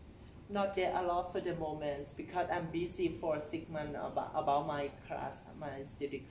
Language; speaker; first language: English; non-native, learner; Thai